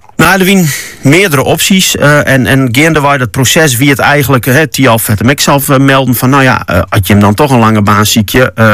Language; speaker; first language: Dutch; non-native, local second language; Western Frisian